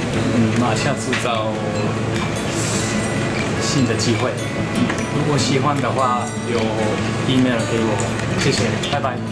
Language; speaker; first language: Chinese; non-native, learner; Japanese